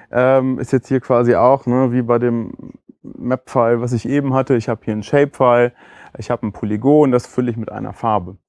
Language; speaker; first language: German; native; German